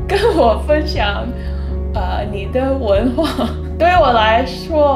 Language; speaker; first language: Chinese; non-native, learner; Cantonese